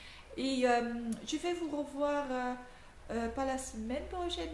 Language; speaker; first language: French; non-native, local second language; Dutch